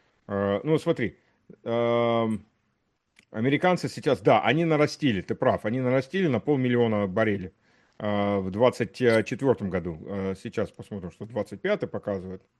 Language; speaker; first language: Russian; early bilingual, heritage; Russian